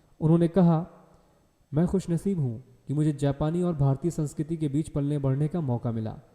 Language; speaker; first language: Hindi; native; Hindi